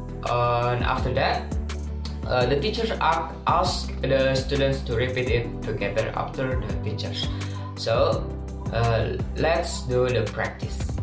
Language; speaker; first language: English; non-native, learner; Indonesian